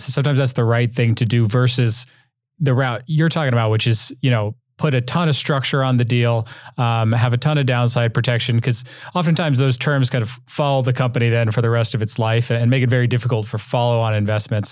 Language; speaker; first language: English; native; English